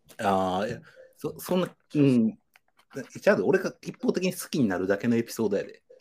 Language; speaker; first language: Japanese; native; Japanese